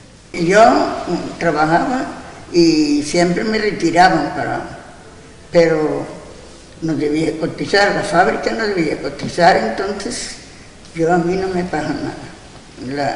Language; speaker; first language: Spanish; non-native, local second language; Galician